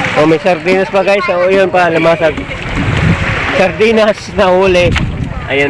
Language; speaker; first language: Filipino; native; Filipino